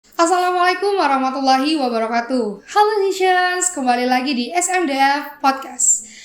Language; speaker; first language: Indonesian; native; Indonesian